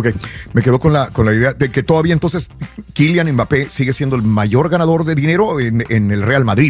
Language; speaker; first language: Spanish; native; Spanish